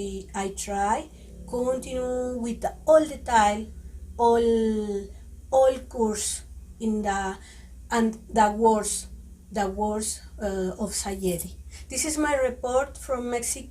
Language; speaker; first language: English; non-native, learner; Spanish